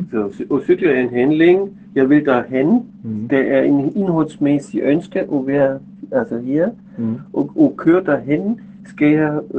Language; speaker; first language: Danish; non-native, fluent; German